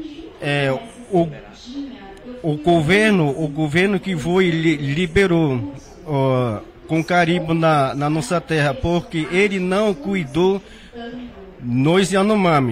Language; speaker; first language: Portuguese; non-native, local second language; Yanomámi